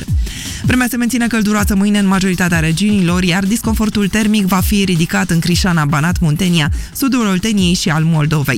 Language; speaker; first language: Romanian; native; Romanian